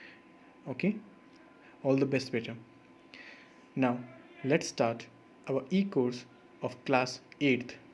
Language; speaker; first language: English; non-native, local second language; Hindi